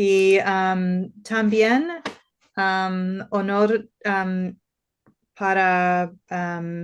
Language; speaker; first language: Spanish; non-native, learner; English